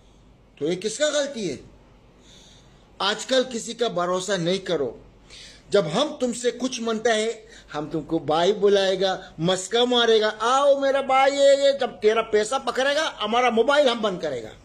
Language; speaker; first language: Hindi; non-native, learner; Arabic